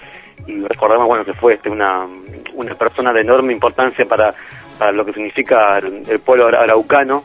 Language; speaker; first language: Spanish; native; Spanish